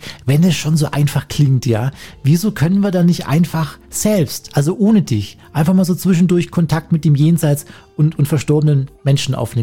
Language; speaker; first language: German; native; German